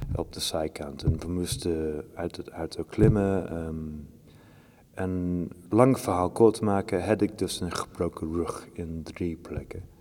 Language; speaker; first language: Dutch; non-native, fluent; English